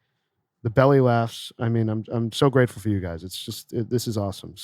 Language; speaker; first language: English; native; English